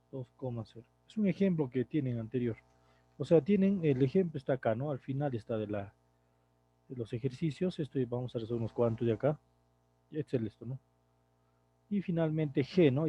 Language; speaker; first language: Spanish; native; Spanish